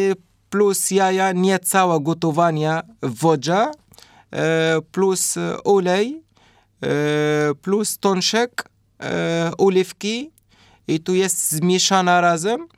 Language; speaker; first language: Polish; non-native, learner; Arabic